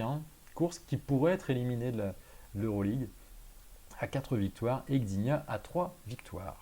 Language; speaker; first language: French; native; French